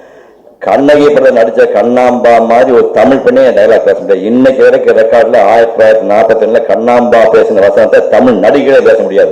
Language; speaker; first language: Tamil; native; Tamil